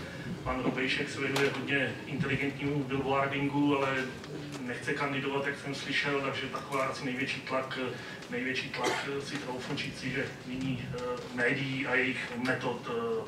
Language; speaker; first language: Czech; native; Czech